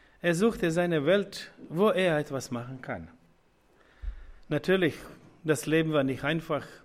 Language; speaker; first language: German; non-native, learner; Croatian